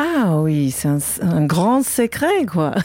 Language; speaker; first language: French; non-native, learner; English